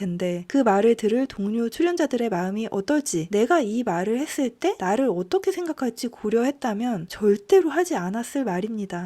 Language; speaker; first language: Korean; native; Korean